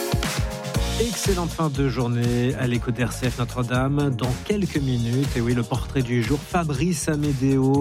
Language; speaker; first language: French; native; French